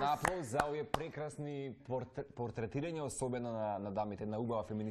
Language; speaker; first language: Macedonian; native; Macedonian